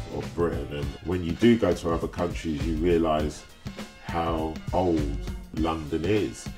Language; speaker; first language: English; native; English